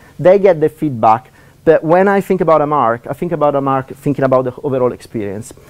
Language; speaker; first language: English; non-native, fluent; Italian